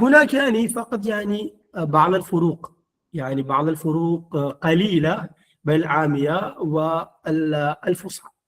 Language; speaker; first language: Arabic; non-native, fluent; Malayalam